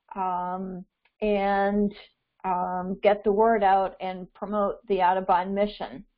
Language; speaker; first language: English; native; English